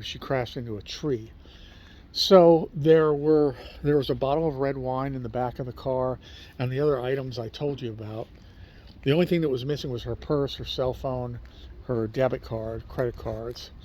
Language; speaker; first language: English; native; English